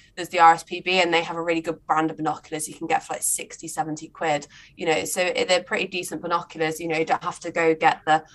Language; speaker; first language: English; native; English